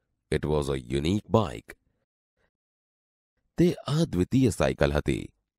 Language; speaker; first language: English; non-native, local second language; Gujarati